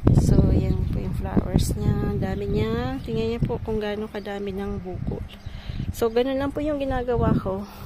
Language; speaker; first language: Filipino; native; Filipino